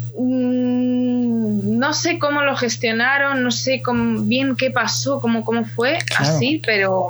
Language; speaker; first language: Spanish; early bilingual, other home language; Ukrainian